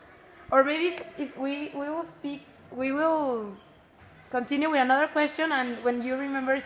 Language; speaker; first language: English; non-native, learner; Spanish